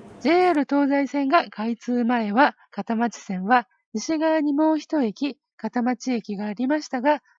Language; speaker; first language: Japanese; native; Japanese